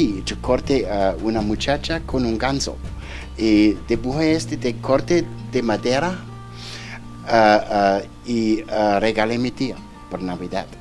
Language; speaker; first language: Spanish; non-native, learner; German